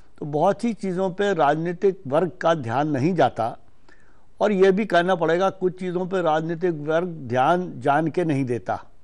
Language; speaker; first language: Hindi; native; Hindi